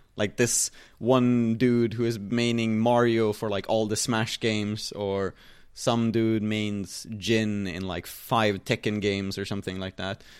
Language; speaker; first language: English; non-native, fluent; Swedish